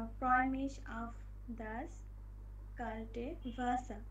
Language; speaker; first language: German; non-native, learner; Bangla